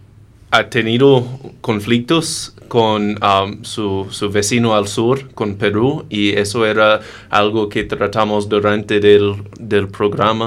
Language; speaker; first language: Spanish; non-native, fluent; English